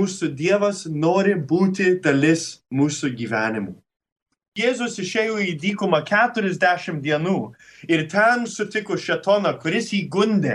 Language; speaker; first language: Lithuanian; early bilingual, heritage; Lithuanian